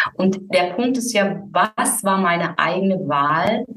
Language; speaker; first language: German; native; German